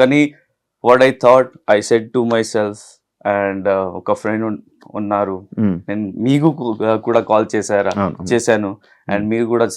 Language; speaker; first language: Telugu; non-native, learner; Hindi